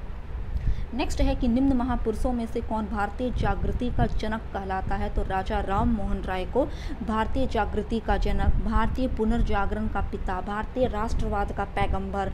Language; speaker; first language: Hindi; native; Hindi